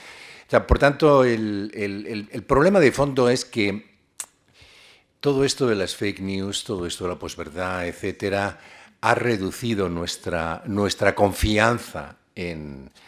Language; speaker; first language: Spanish; native; Spanish